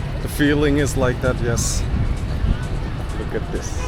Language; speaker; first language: English; non-native, fluent; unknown